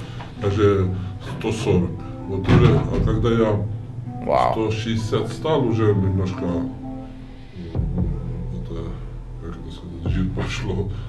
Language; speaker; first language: Russian; non-native, fluent; Georgian